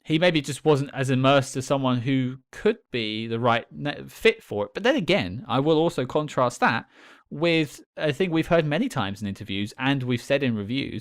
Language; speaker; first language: English; native; English